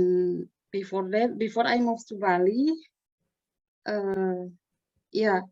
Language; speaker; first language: English; non-native, learner; Indonesian